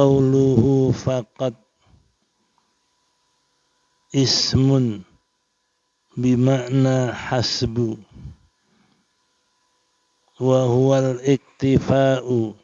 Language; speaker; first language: Arabic; non-native, fluent; Indonesian